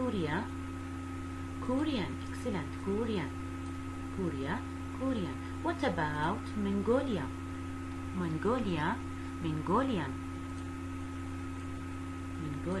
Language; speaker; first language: English; non-native, fluent; Arabic